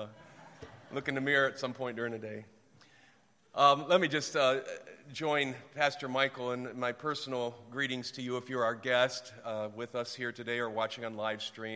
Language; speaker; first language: English; native; English